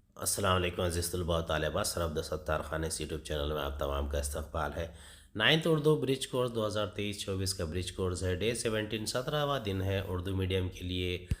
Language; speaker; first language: Urdu; native; Urdu